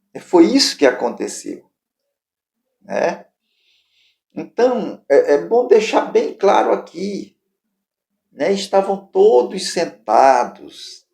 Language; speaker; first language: Portuguese; native; Portuguese